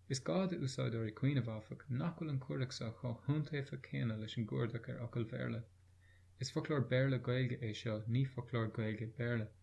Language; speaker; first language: Irish; native; Irish